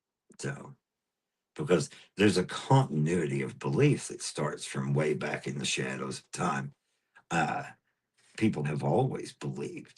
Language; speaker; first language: English; native; English